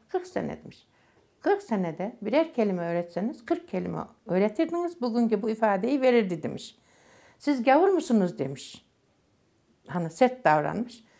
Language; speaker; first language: Turkish; non-native, local second language; Macedonian